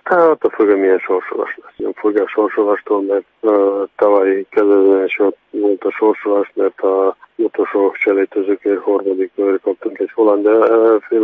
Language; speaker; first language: Hungarian; non-native, fluent; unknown